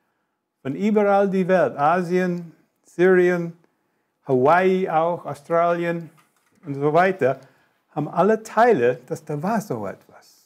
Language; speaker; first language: German; non-native, fluent; English